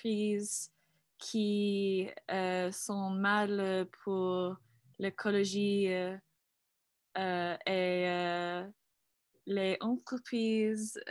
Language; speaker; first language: French; non-native, learner; English